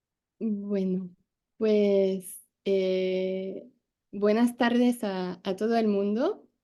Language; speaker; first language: Spanish; non-native, fluent; French